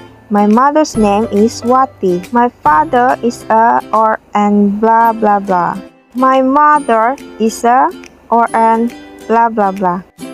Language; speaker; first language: English; non-native, fluent; Indonesian